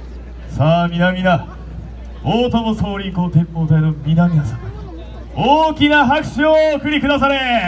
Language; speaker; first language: Japanese; native; Japanese